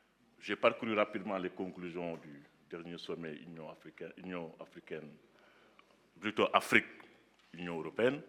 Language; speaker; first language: French; non-native, local second language; Wolof